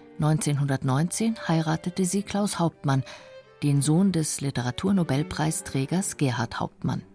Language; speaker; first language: German; native; German